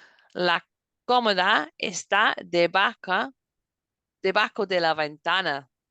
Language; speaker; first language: Spanish; non-native, fluent; English